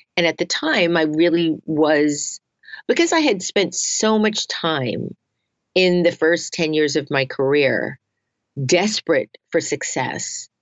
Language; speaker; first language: English; native; English